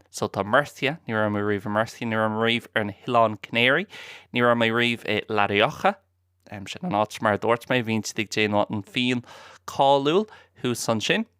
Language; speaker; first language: Irish; non-native, local second language; English